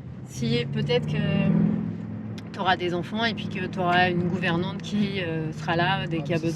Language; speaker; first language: French; native; French